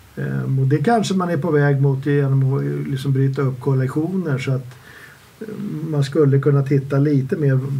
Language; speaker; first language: Swedish; native; Swedish